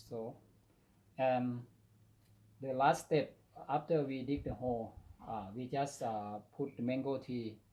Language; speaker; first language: English; non-native, learner; Thai